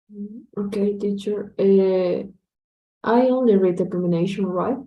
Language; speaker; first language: English; non-native, learner; Spanish